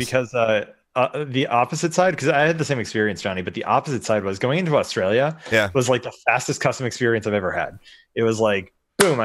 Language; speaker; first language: English; native; English